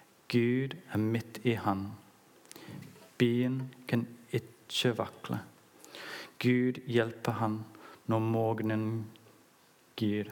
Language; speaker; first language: Norwegian; non-native, learner; English